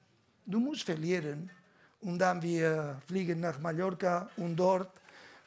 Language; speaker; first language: German; non-native, learner; Catalan